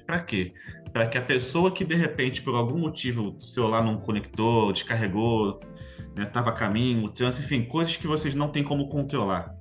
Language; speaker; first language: Portuguese; native; Portuguese